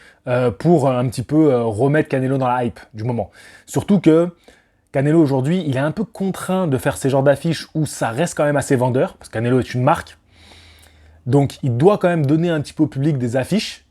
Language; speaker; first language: French; native; French